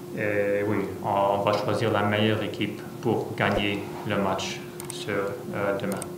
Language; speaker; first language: French; non-native, fluent; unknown